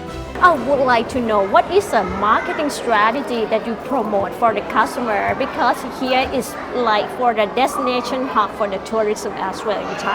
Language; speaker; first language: English; non-native, learner; Thai